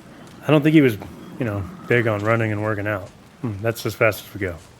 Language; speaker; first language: English; native; English